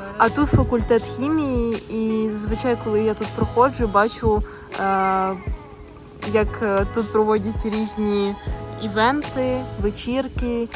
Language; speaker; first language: Ukrainian; native; Ukrainian